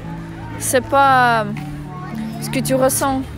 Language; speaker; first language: French; non-native, fluent; Russian